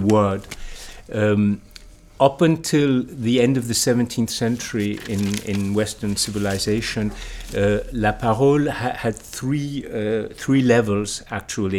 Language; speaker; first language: English; native; English